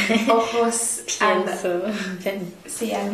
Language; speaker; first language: Spanish; non-native, learner; English